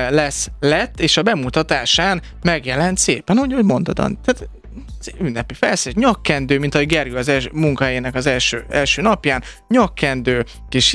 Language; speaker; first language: Hungarian; native; Hungarian